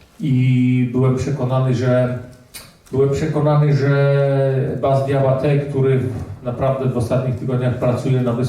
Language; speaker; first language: Polish; early bilingual, heritage; Polish